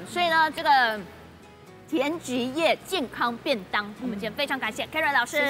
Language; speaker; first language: Chinese; native; Chinese